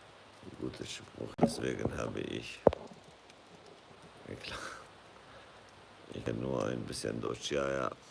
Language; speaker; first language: German; non-native, fluent; Kurdish